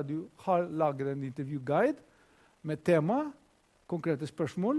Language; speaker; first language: Norwegian; non-native, fluent; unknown